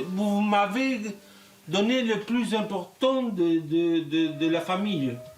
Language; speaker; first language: French; non-native, fluent; Spanish